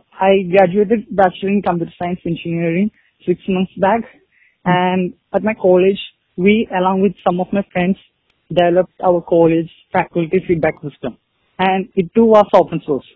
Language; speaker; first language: English; non-native, local second language; Malayalam